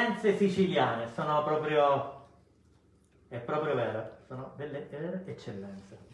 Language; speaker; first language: Italian; native; Italian